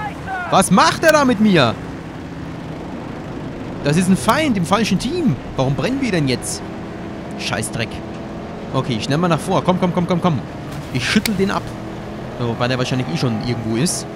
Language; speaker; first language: German; native; German